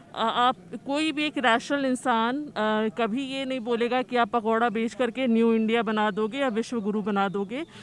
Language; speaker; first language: Hindi; native; Hindi